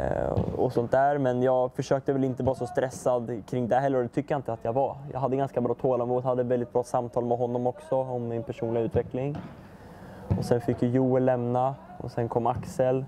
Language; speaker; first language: Swedish; native; Swedish